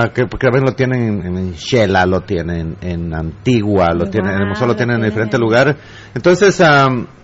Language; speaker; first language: Spanish; native; Spanish